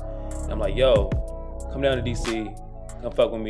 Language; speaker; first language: English; native; English